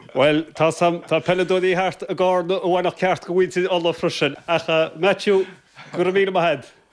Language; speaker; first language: Irish; native; Irish